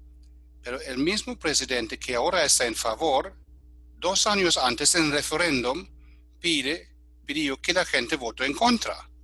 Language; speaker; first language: Spanish; non-native, fluent; German